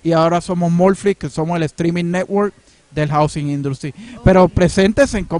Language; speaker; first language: Spanish; native; Spanish